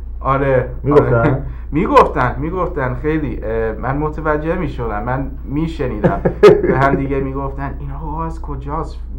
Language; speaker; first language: Persian; early bilingual, heritage; English